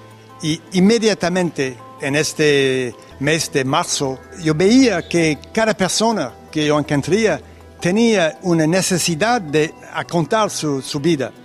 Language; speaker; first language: Spanish; non-native, fluent; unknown